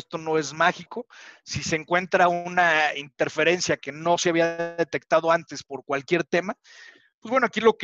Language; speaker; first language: Spanish; native; Spanish